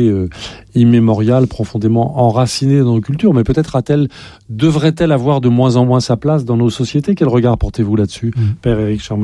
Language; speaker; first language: French; native; French